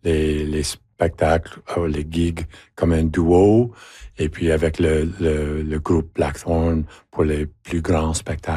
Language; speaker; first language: French; non-native, local second language; English